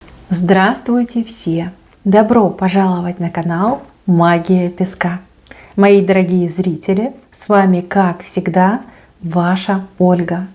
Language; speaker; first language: Russian; native; Russian